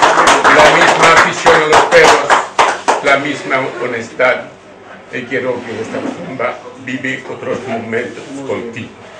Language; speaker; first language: Spanish; non-native, learner; French